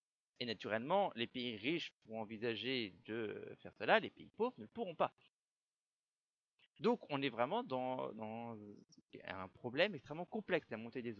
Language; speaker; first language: French; native; French